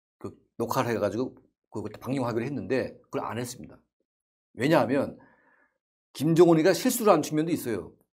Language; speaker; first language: Korean; native; Korean